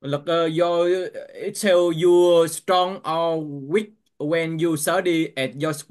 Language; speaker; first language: English; non-native, learner; Vietnamese